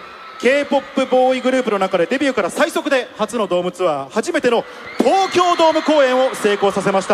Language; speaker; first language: Japanese; native; Japanese